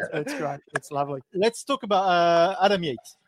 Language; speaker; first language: English; non-native, fluent; French